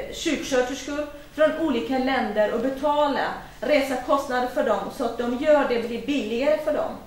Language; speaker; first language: Swedish; non-native, fluent; Kurdish